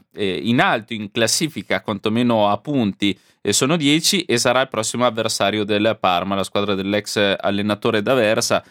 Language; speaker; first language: Italian; native; Italian